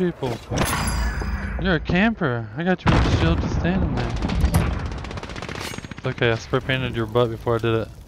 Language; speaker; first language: English; native; English